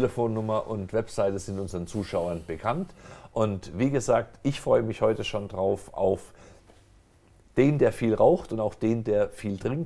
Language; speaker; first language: German; native; German